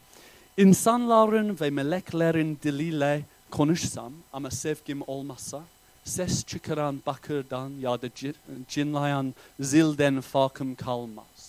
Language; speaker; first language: Turkish; non-native, fluent; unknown